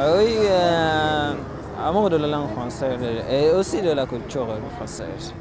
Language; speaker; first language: French; non-native, learner; Swahili